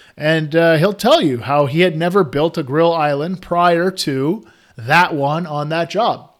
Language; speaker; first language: English; native; English